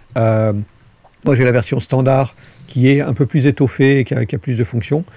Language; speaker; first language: French; native; French